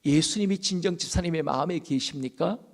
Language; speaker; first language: Korean; native; Korean